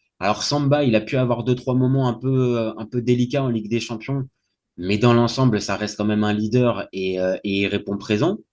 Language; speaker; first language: French; native; French